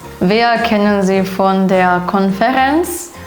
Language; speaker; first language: German; non-native, fluent; Ukrainian